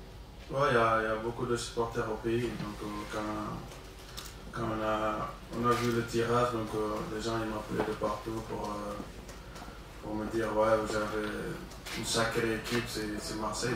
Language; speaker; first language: French; non-native, local second language; Wolof